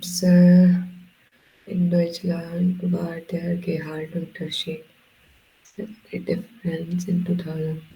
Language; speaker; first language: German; non-native, learner; Hindi